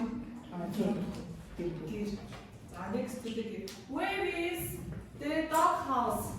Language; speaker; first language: English; non-native, fluent; Mongolian